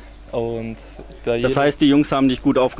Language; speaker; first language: German; native; German